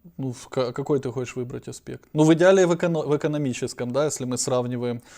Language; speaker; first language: Russian; non-native, local second language; Ukrainian